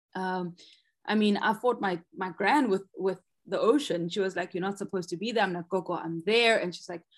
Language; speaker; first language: English; non-native, local second language; Zulu